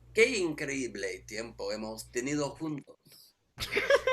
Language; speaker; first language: Spanish; non-native, learner; English